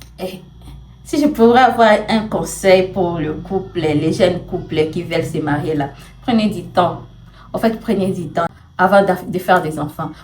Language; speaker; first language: French; non-native, local second language; Swahili